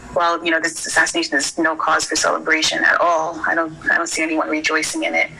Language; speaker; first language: English; early bilingual, other home language; Haitian Creole